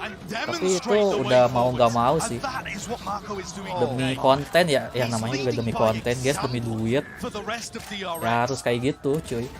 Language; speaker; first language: Indonesian; native; Indonesian